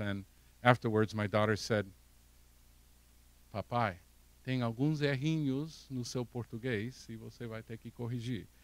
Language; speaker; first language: Portuguese; non-native, fluent; English